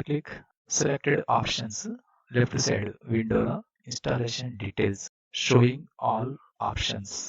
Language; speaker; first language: English; non-native, learner; Telugu